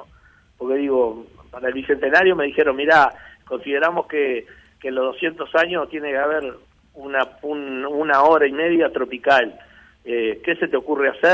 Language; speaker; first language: Spanish; native; Spanish